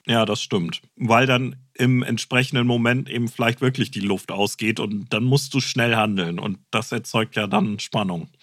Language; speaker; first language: German; native; German